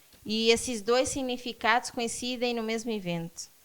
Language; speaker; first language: Portuguese; native; Portuguese